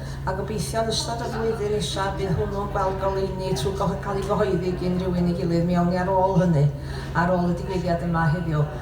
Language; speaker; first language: Welsh; native; Welsh